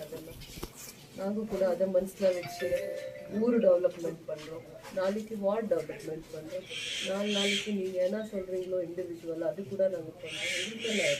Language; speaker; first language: Tamil; non-native, local second language; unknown